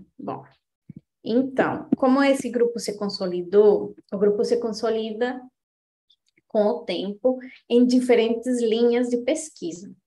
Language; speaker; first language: Portuguese; non-native, fluent; Spanish